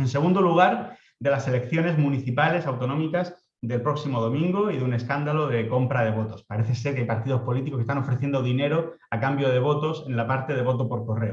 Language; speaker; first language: Spanish; native; Spanish